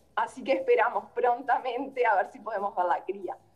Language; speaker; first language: Spanish; native; Spanish